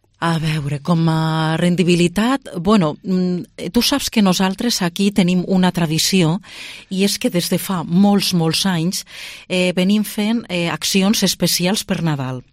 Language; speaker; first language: Catalan; non-native, local second language; Spanish